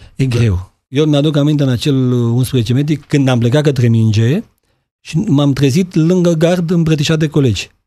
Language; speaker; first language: Romanian; native; Romanian